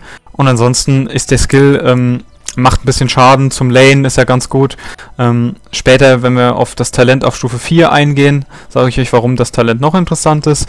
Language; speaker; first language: German; native; German